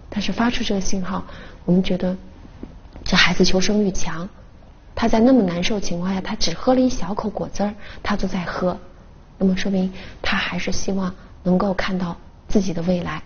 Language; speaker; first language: Chinese; native; Chinese